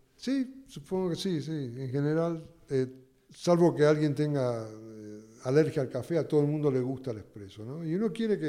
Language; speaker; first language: Spanish; native; Spanish